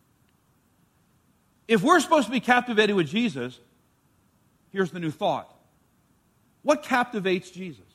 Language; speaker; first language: English; native; English